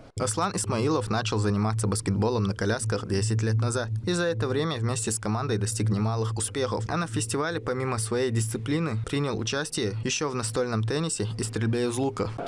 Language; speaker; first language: Russian; non-native, local second language; Chechen